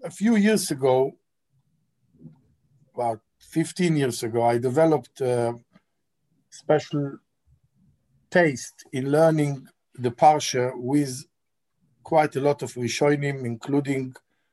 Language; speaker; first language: English; non-native, fluent; Hebrew